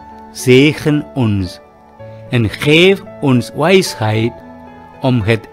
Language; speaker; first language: Dutch; non-native, fluent; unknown